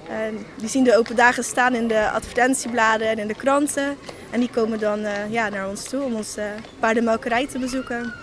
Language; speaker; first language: Dutch; native; Dutch